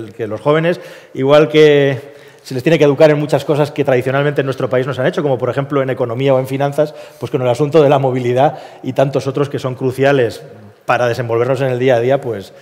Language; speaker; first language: Spanish; native; Spanish